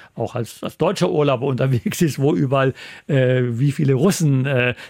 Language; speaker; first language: German; native; German